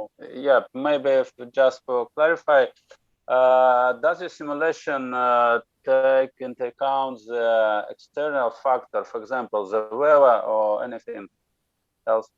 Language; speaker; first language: English; non-native, learner; Russian